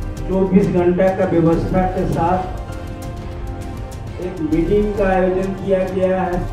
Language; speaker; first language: Hindi; native; Hindi